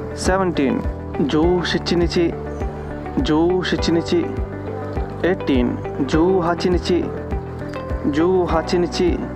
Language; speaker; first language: Hindi; native; Hindi